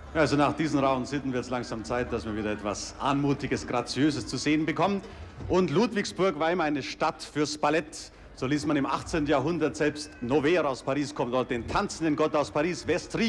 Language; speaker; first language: German; native; German